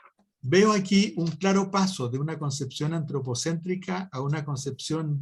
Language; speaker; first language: Spanish; native; Spanish